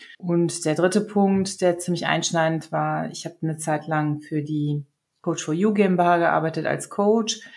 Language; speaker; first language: German; early bilingual, other home language; Serbian